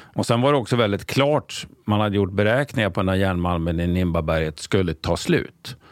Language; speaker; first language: Swedish; native; Swedish